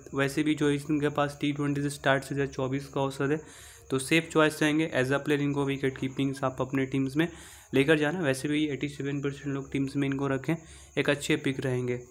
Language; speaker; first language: Hindi; native; Hindi